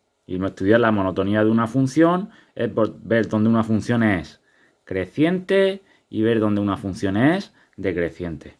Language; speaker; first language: Spanish; native; Spanish